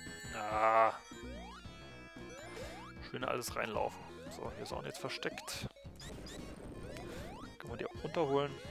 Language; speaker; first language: German; native; German